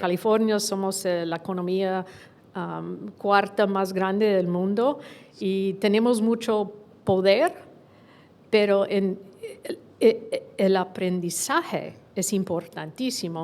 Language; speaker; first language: Spanish; non-native, fluent; English